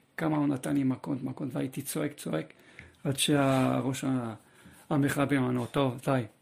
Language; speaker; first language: Hebrew; non-native, fluent; French